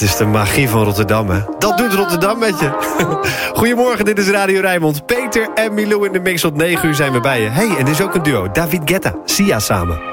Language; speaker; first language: Dutch; native; Dutch